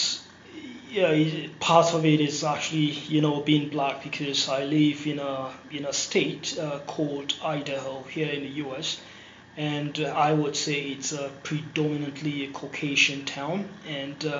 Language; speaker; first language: English; non-native, local second language; Hausa